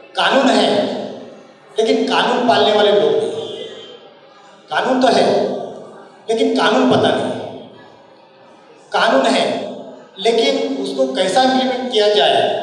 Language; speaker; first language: Hindi; non-native, local second language; Marathi